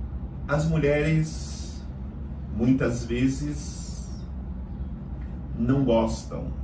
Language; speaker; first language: Portuguese; native; Portuguese